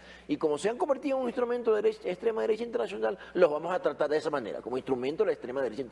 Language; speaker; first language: Spanish; native; Spanish